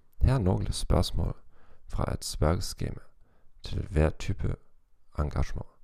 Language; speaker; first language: Norwegian; non-native, learner; German